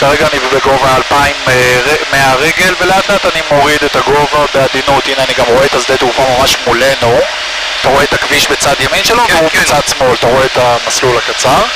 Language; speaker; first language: Hebrew; native; Hebrew